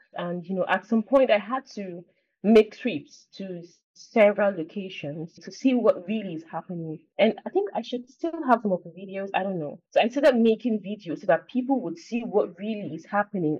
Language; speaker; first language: English; non-native, local second language; Igbo